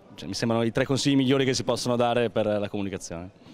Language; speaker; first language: Italian; native; Italian